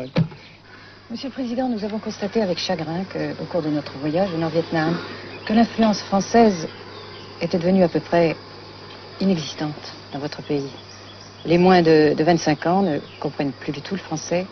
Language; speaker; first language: French; native; French